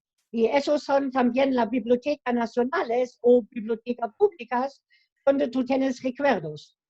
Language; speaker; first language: Spanish; non-native, fluent; German